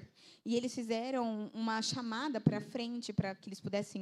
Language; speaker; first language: Portuguese; native; Portuguese